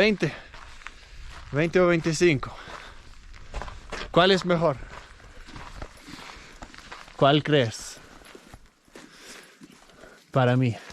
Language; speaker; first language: Spanish; non-native, learner; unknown